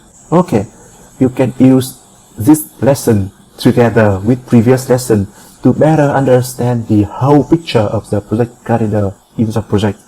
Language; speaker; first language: English; non-native, fluent; Vietnamese